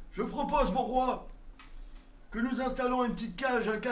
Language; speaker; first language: French; native; French